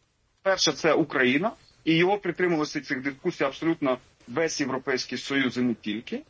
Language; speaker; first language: Ukrainian; native; Ukrainian